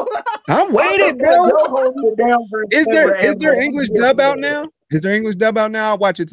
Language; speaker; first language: English; native; English